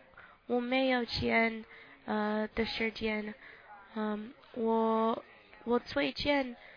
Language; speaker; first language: Chinese; non-native, learner; English